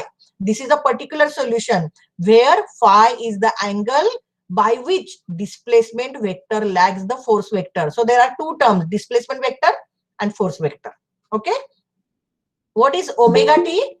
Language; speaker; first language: English; non-native, local second language; Marathi